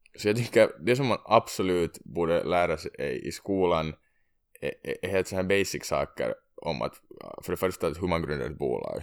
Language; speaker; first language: Swedish; native; Swedish